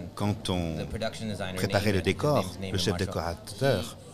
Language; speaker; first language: French; non-native, fluent; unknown